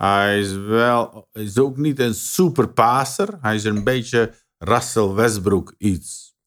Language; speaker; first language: Dutch; non-native, fluent; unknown